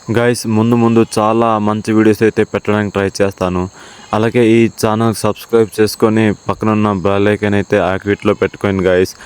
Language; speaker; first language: Telugu; non-native, local second language; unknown